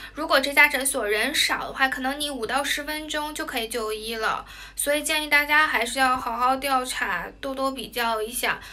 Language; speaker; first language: Chinese; native; Chinese